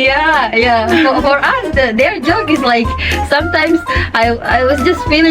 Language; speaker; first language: English; non-native, fluent; Indonesian